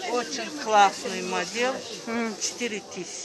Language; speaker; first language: Russian; non-native, learner; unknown